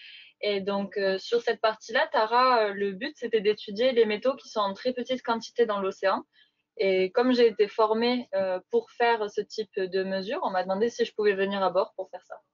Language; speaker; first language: French; native; French